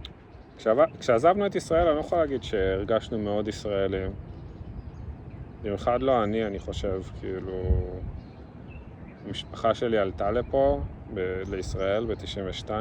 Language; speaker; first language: Hebrew; early bilingual, other home language; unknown